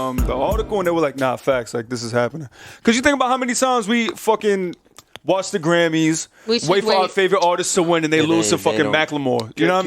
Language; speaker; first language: English; native; English